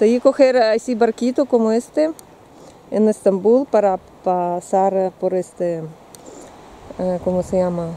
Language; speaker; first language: Spanish; non-native, learner; Russian